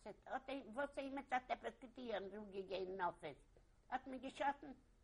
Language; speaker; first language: German; non-native, learner; Yiddish